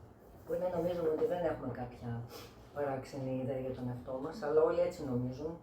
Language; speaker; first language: Greek; native; Greek